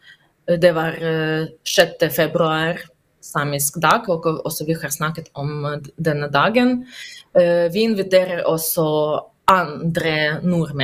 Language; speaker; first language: Norwegian; non-native, learner; Russian